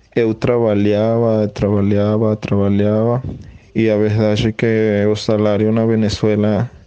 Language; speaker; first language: Portuguese; non-native, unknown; Spanish